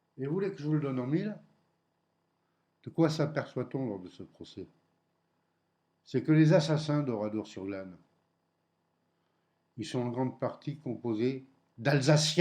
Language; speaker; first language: French; native; French